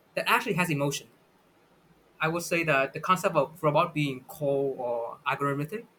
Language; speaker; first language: English; non-native, fluent; Vietnamese